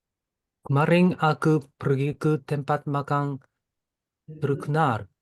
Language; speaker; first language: Indonesian; non-native, learner; Japanese